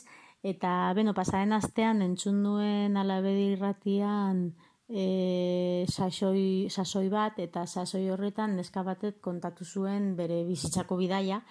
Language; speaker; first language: Basque; non-native, local second language; Spanish